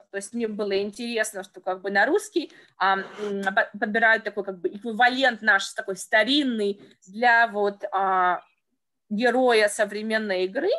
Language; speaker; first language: Russian; native; Russian